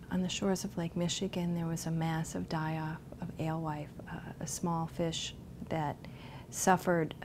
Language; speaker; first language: English; native; English